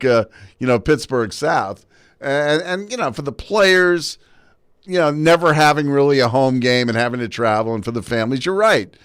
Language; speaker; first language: English; native; English